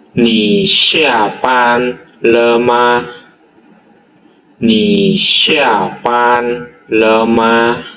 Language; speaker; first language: Chinese; non-native, learner; Khmer